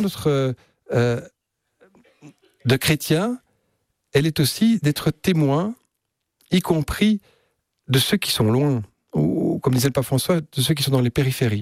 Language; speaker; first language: French; native; French